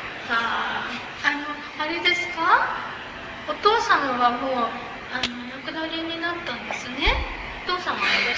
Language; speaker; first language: Japanese; native; Japanese